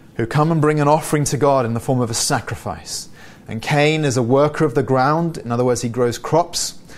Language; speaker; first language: English; native; English